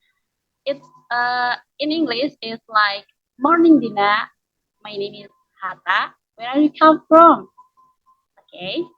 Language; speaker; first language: English; non-native, learner; Indonesian